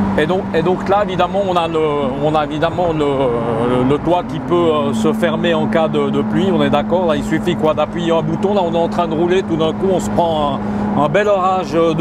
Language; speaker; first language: French; native; French